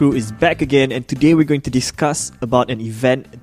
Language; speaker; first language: English; non-native, local second language; Malay